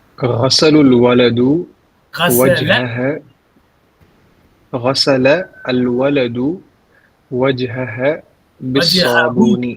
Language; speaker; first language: Arabic; non-native, learner; Tamil